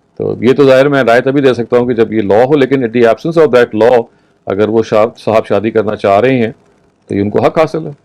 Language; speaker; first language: Urdu; native; Urdu